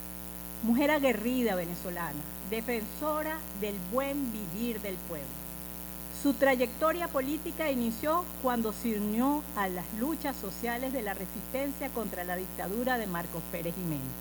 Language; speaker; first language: Spanish; native; Spanish